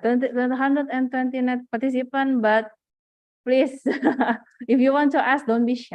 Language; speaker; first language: English; non-native, fluent; Indonesian